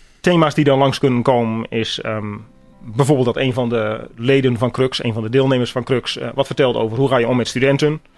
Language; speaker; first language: Dutch; native; Dutch